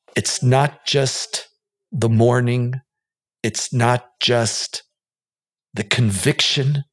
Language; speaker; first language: English; non-native, fluent; Hebrew